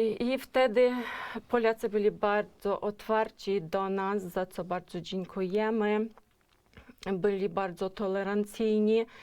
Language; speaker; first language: Polish; non-native, fluent; Ukrainian